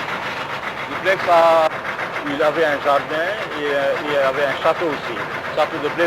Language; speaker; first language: French; non-native, fluent; Bangla